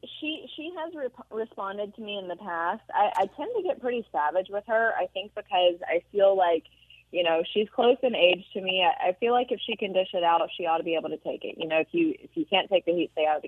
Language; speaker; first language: English; native; English